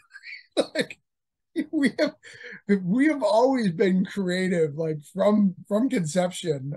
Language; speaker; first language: English; native; English